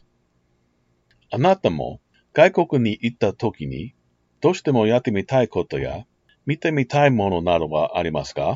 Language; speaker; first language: Japanese; non-native, learner; English